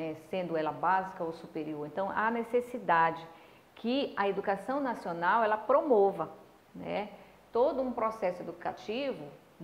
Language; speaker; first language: Portuguese; native; Portuguese